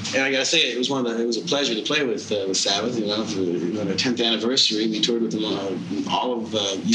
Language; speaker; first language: English; non-native, fluent; Dutch